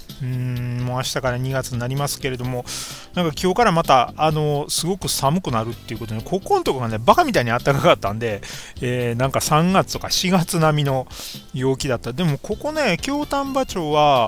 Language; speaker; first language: Japanese; native; Japanese